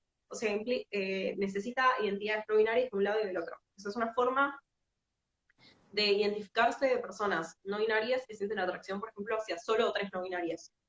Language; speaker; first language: Spanish; native; Spanish